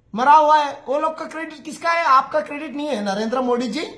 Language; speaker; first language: Hindi; non-native, local second language; Telugu